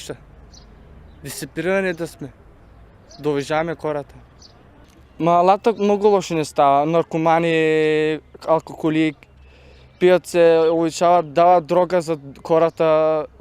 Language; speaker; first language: Bulgarian; non-native, local second language; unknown